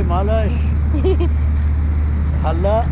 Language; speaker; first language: Arabic; native; Arabic